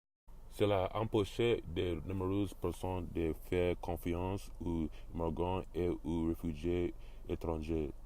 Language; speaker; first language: French; non-native, learner; English